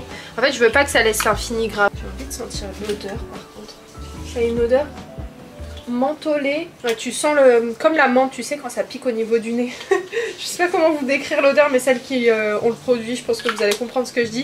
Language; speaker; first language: French; native; French